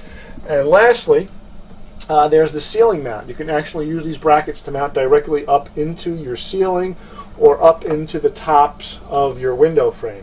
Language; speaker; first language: English; native; English